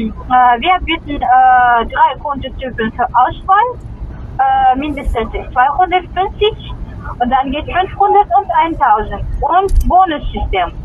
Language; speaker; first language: German; non-native, learner; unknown